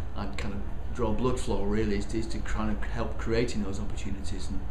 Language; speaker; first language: English; native; English